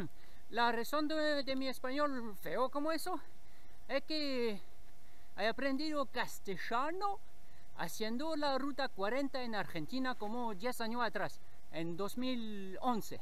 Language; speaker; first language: Spanish; non-native, learner; French